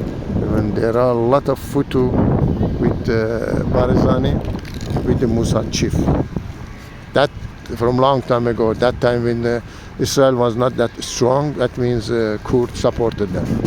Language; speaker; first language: English; non-native, learner; Persian